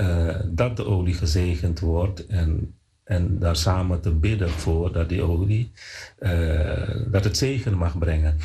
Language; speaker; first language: Dutch; non-native, fluent; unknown